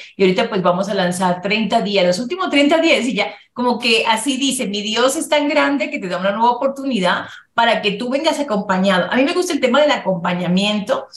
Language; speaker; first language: Spanish; native; Spanish